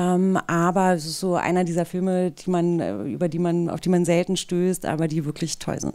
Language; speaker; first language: German; native; German